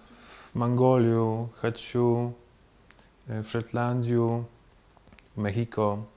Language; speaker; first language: Russian; non-native, fluent; Polish